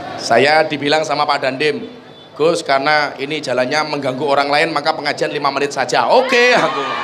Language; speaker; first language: Indonesian; non-native, local second language; Javanese